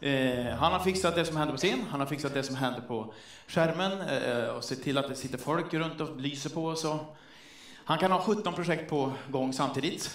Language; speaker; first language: Swedish; native; Swedish